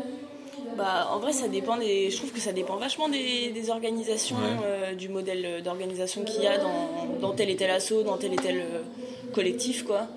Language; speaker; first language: French; native; French